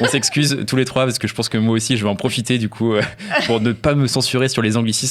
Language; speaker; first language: French; native; French